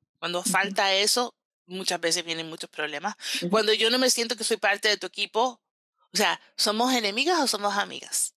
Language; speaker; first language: Spanish; early bilingual, heritage; Spanish